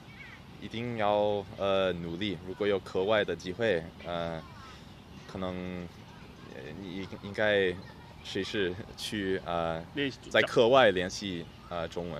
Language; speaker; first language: Chinese; early bilingual, heritage; English